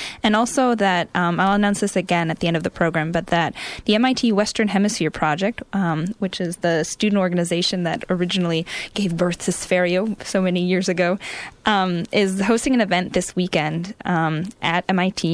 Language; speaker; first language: English; native; English